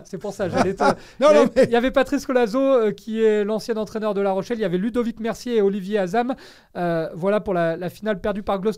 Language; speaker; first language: French; native; French